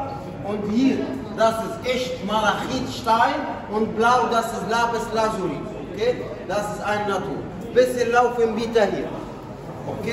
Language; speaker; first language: German; non-native, learner; Arabic